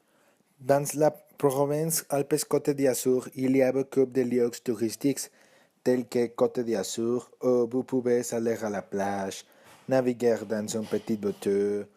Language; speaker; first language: French; non-native, learner; Spanish